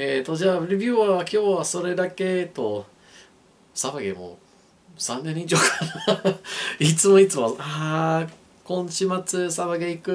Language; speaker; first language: Japanese; non-native, learner; English